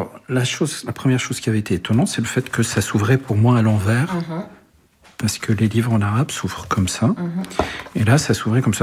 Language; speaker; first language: French; native; French